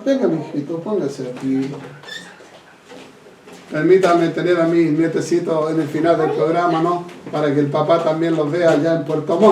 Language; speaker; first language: Spanish; native; Spanish